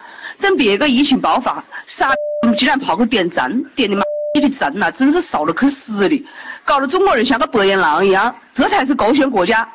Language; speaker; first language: Chinese; native; Chinese